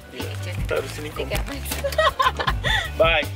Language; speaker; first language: Indonesian; non-native, learner; English